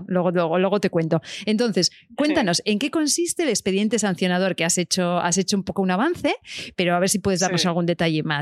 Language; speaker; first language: Spanish; native; Spanish